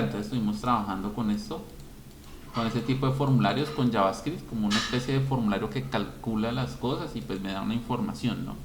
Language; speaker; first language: Spanish; native; Spanish